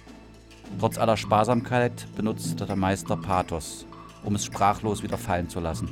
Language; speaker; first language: German; native; German